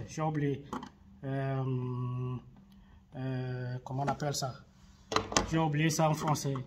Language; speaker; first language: French; non-native, local second language; Arabic